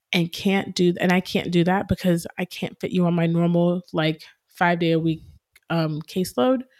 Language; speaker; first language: English; native; English